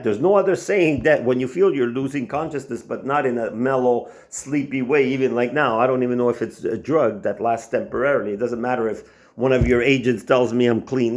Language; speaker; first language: English; non-native, local second language; French